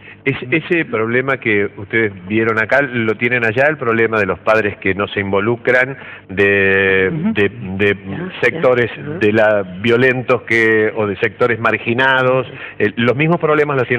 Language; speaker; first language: Spanish; native; Spanish